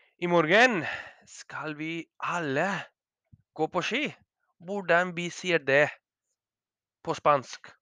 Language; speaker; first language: Norwegian; non-native, fluent; Spanish